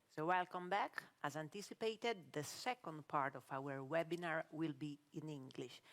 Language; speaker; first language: English; non-native, fluent; Italian